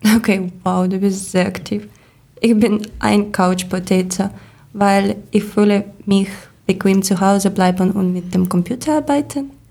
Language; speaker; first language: German; non-native, learner; Ukrainian